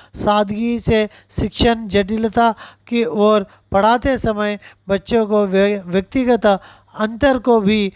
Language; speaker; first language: Hindi; non-native, local second language; Telugu